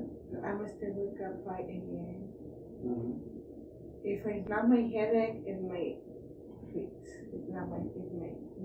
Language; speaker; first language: English; non-native, learner; Spanish